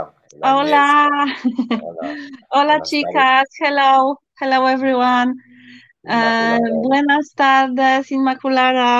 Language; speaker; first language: Spanish; non-native, fluent; Polish